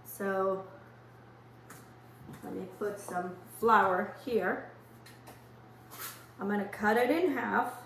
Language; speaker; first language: English; non-native, fluent; Portuguese